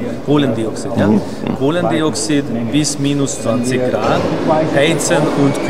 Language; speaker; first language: German; non-native, learner; Hungarian